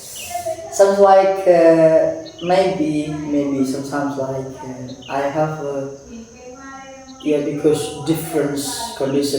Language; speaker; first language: English; non-native, fluent; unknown